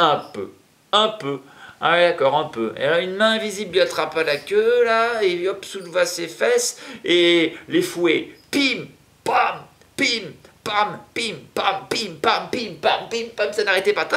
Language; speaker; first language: French; native; French